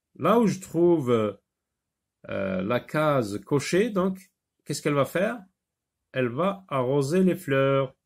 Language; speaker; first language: French; non-native, local second language; Arabic